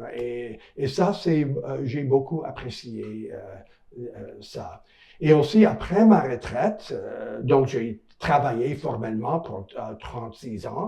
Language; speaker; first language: French; non-native, local second language; English